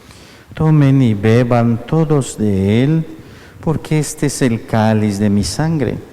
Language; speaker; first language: Spanish; native; Spanish